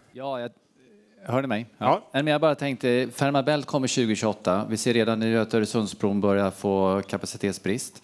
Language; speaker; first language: Swedish; native; Swedish